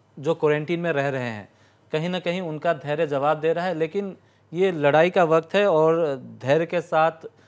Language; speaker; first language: Hindi; native; Hindi